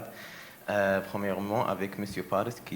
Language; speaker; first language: French; non-native, learner; Arabic